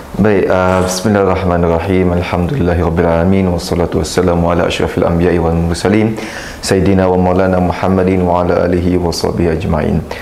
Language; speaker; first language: Malay; native; Malay